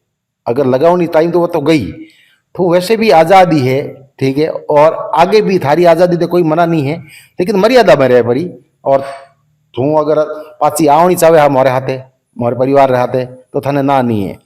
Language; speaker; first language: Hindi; non-native, local second language; Marwari